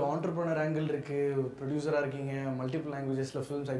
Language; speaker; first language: Tamil; native; Tamil